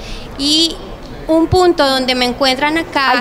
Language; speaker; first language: Spanish; native; Spanish